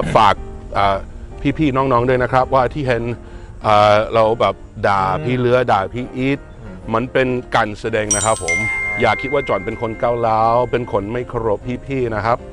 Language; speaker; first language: Thai; non-native, fluent; English